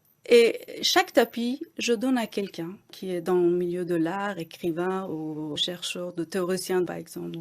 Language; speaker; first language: French; non-native, fluent; Persian